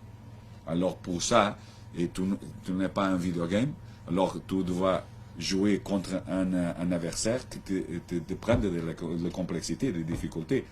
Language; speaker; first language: French; non-native, learner; Portuguese